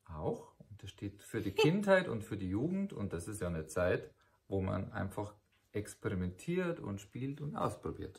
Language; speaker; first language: German; native; German